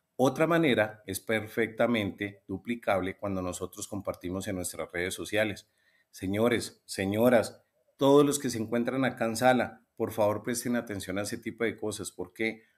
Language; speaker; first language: Spanish; native; Spanish